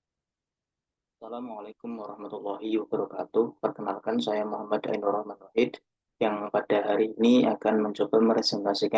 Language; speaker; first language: Indonesian; native; Indonesian